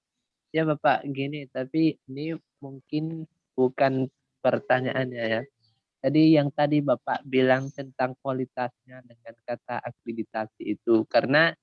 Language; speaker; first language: Indonesian; non-native, learner; Khmer